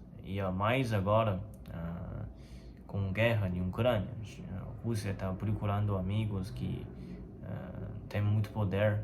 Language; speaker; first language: Portuguese; non-native, fluent; Chinese